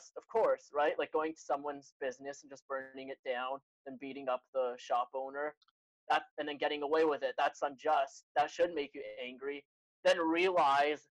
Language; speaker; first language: English; native; English